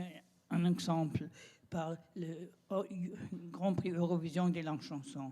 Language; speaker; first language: French; non-native, learner; German